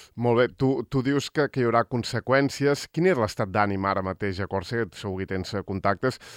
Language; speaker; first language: Catalan; native; Catalan